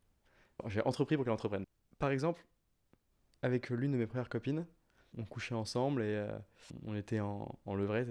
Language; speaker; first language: French; native; French